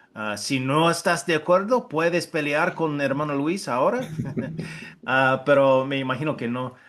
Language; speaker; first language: Spanish; non-native, fluent; English